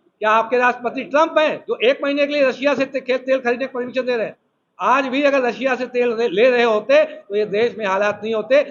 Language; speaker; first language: Hindi; native; Hindi